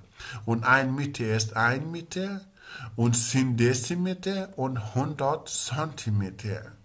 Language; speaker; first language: German; non-native, learner; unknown